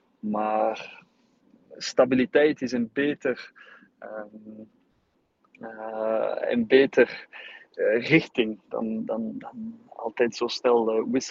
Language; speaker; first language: Dutch; non-native, fluent; English